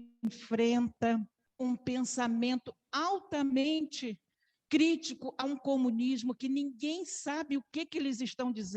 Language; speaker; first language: Portuguese; native; Portuguese